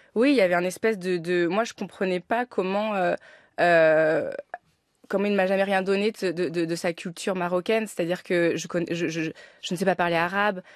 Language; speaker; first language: French; native; French